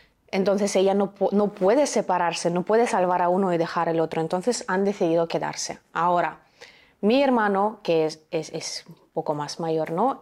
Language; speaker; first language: Spanish; non-native, fluent; Ukrainian